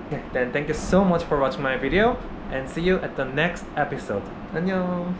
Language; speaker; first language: English; non-native, fluent; Korean